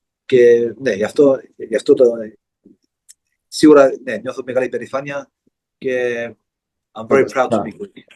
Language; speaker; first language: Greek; early bilingual, heritage; Greek